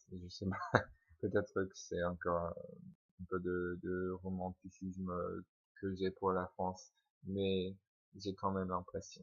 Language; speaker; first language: French; non-native, fluent; English